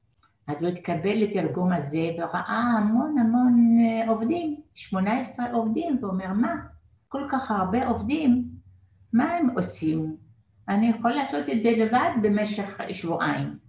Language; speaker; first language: Hebrew; non-native, fluent; Arabic